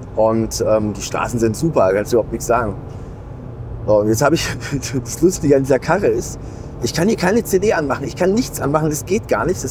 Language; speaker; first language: German; native; German